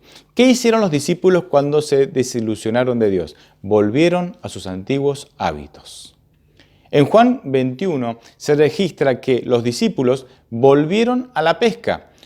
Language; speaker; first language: Spanish; native; Spanish